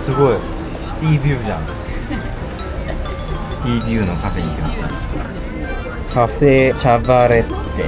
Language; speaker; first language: Japanese; native; Japanese